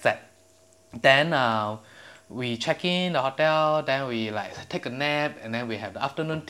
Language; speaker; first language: English; non-native, local second language; Chinese